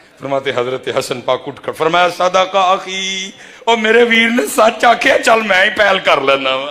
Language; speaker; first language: Urdu; non-native, local second language; Punjabi